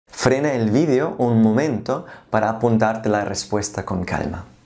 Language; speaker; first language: Spanish; non-native, fluent; German